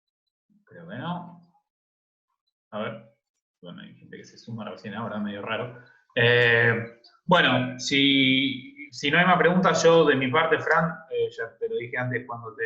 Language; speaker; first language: Spanish; native; Spanish